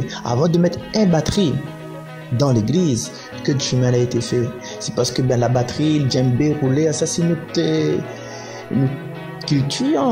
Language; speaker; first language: French; non-native, learner; Réunion Creole French